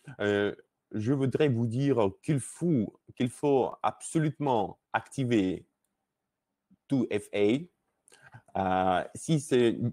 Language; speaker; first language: French; non-native, learner; Russian